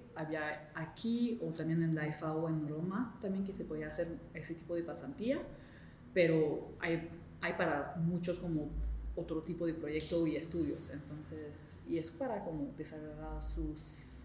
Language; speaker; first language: Spanish; non-native, fluent; English